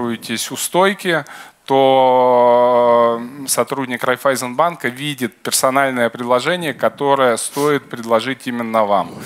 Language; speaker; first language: Russian; native; Russian